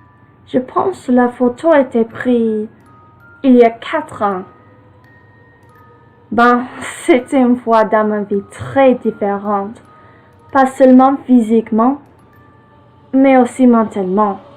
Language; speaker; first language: French; non-native, learner; English